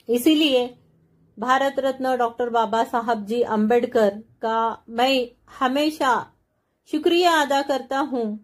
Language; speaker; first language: Hindi; non-native, local second language; Marathi